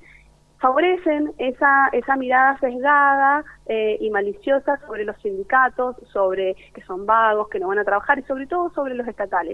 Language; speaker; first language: Spanish; native; Spanish